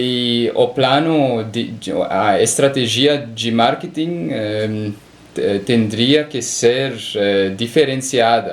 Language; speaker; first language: Portuguese; non-native, learner; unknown